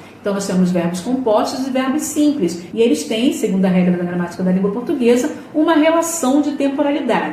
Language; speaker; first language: Portuguese; native; Portuguese